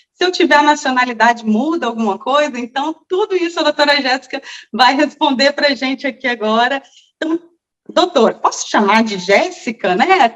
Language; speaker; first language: Portuguese; native; Portuguese